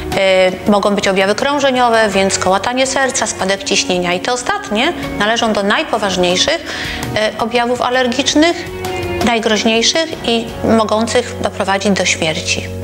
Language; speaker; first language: Polish; native; Polish